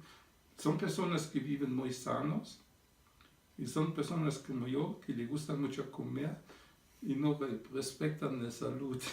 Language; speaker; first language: Spanish; non-native, fluent; German